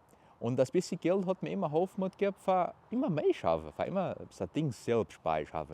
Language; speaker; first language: German; early bilingual, heritage; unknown